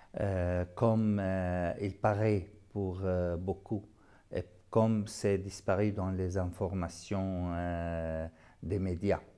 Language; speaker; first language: French; non-native, fluent; Arabic